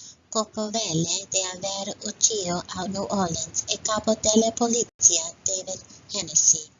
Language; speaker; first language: Italian; non-native, learner; English